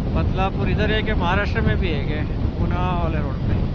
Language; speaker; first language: Hindi; non-native, local second language; Kannada